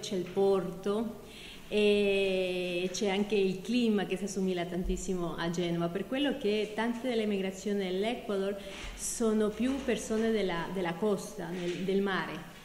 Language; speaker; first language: Italian; non-native, fluent; Spanish